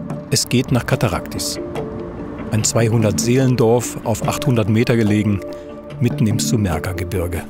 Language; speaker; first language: German; native; German